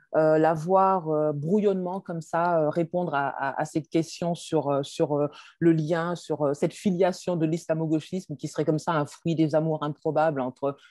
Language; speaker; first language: French; native; French